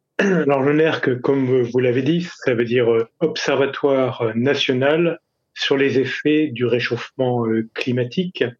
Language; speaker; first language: French; native; French